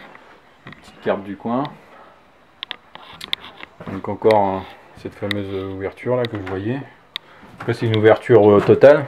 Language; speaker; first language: French; native; French